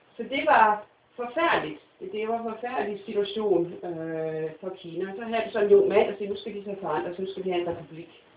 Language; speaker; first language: Danish; non-native, fluent; English